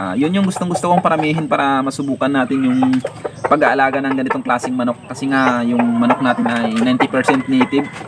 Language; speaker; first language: Filipino; non-native, local second language; Iloko